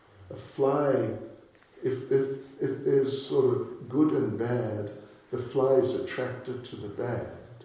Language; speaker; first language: English; native; English